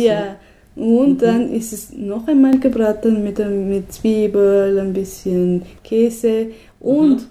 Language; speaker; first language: German; non-native, learner; Spanish